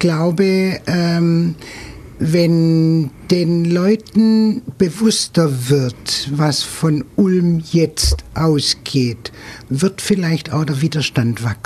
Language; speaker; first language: German; native; German